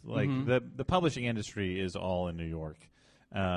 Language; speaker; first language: English; native; English